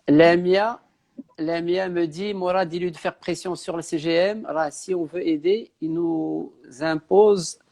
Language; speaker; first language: French; non-native, local second language; Arabic